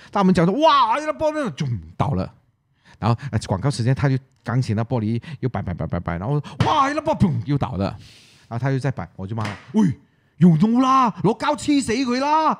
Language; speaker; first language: Chinese; non-native, local second language; Cantonese